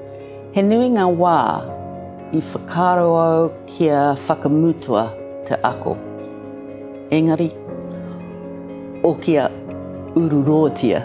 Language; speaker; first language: Māori; non-native, learner; English